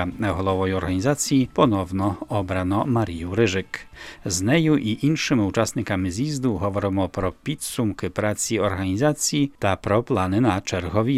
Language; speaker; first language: Ukrainian; native; Ukrainian